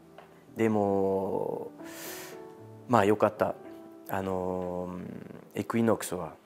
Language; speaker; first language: Japanese; non-native, fluent; French